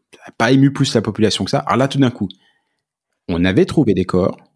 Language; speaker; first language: French; native; French